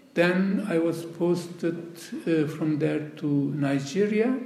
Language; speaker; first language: English; non-native, fluent; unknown